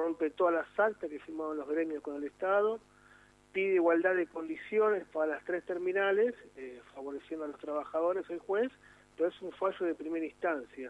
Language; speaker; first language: Spanish; native; Spanish